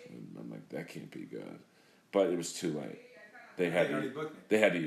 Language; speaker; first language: English; native; English